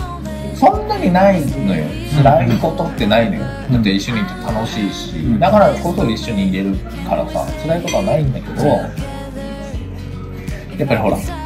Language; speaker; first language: Japanese; native; Japanese